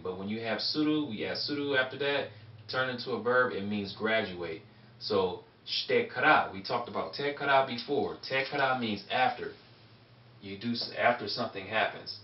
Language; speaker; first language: English; native; English